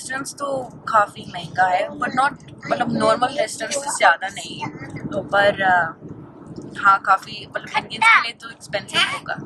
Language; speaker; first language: Hindi; non-native, fluent; Norwegian